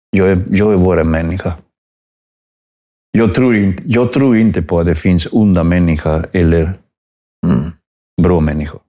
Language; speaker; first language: Swedish; non-native, fluent; Spanish